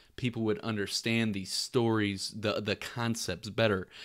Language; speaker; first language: English; native; English